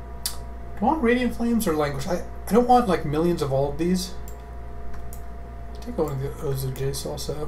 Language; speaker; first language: English; native; English